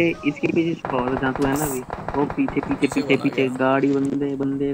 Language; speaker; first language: Hindi; native; Hindi